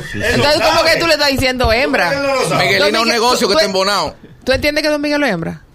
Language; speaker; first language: Spanish; native; Spanish